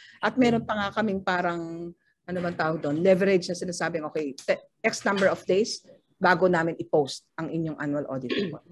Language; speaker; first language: Filipino; native; Filipino